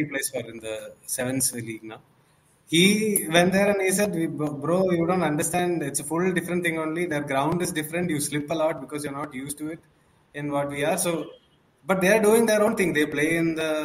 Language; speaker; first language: English; non-native, local second language; Malayalam